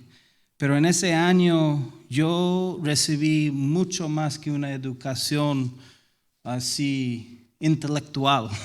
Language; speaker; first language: Spanish; non-native, fluent; English